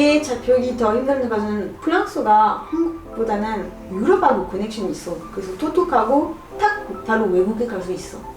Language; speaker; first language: Korean; non-native, learner; French